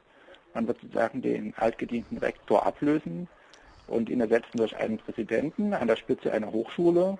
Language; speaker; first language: German; native; German